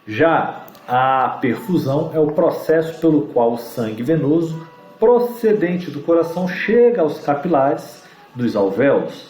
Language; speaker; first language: Portuguese; native; Portuguese